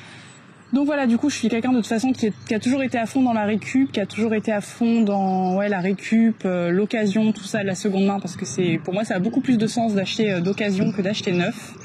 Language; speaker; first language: French; native; French